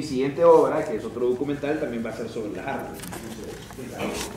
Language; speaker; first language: Spanish; native; Spanish